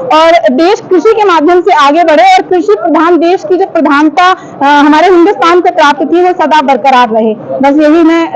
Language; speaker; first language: Hindi; native; Hindi